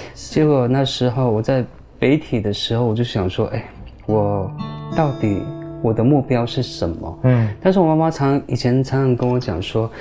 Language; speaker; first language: Chinese; non-native, local second language; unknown